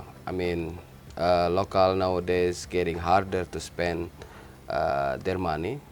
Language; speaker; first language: English; non-native, learner; Indonesian